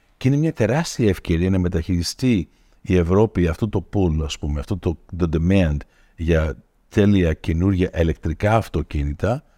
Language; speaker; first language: Greek; early bilingual, heritage; Greek